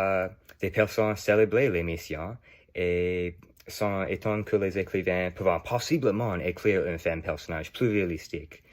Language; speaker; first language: French; non-native, learner; English